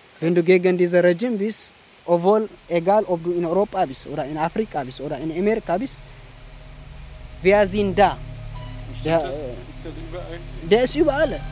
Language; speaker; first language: German; non-native, learner; Tigrinya